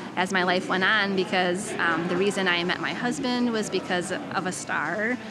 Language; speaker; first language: English; native; English